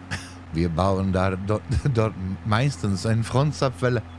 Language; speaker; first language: German; non-native, learner; Dutch